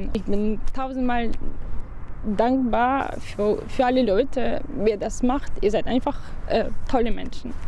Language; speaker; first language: German; non-native, fluent; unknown